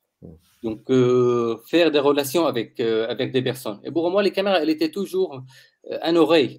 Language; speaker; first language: French; non-native, learner; Arabic